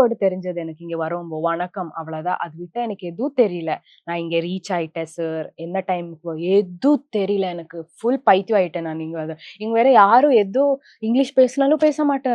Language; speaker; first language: Tamil; non-native, local second language; Kannada